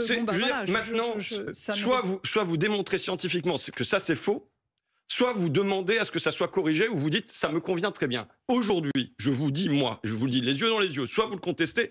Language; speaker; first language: French; native; French